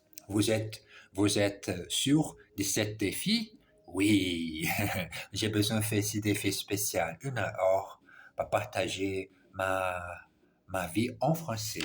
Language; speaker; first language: French; non-native, learner; English